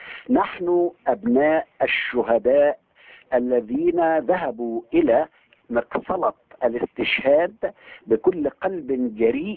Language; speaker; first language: Arabic; native; Arabic